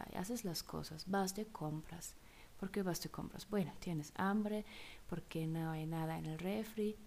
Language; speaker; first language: Spanish; non-native, fluent; German